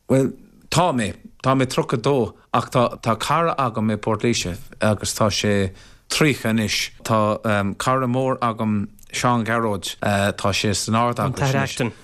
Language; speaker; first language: Irish; non-native, local second language; English